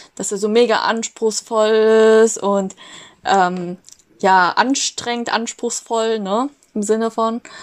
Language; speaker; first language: German; native; German